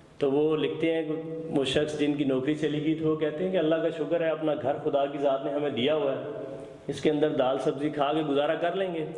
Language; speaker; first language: Urdu; non-native, local second language; Punjabi